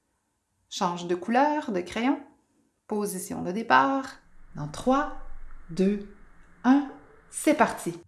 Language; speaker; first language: French; native; French